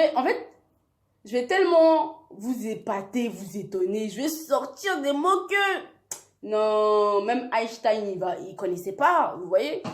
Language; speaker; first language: French; early bilingual, other home language; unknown